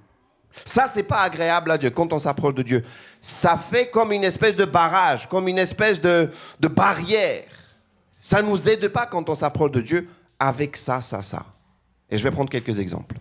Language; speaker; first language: French; native; French